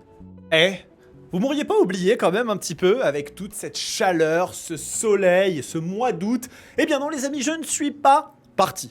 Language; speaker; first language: French; native; French